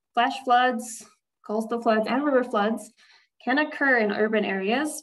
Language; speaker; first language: English; native; English